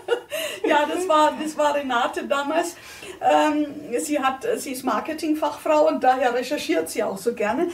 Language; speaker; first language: German; native; German